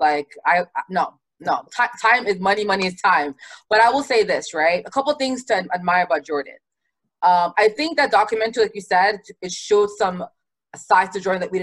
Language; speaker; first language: English; native; English